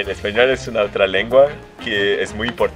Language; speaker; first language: Spanish; non-native, fluent; Portuguese